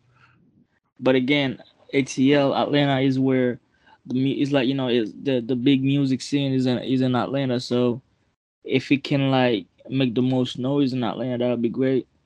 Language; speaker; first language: English; non-native, fluent; French